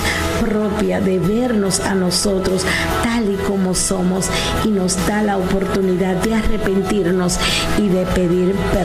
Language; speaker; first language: Spanish; native; Spanish